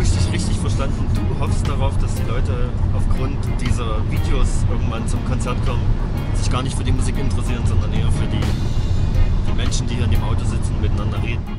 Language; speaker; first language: German; native; German